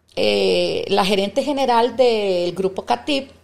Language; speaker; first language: Spanish; native; Spanish